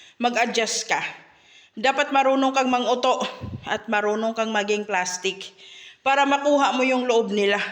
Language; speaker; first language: Filipino; native; Filipino